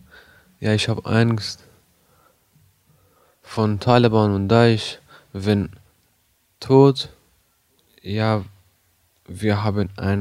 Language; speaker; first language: German; non-native, learner; Persian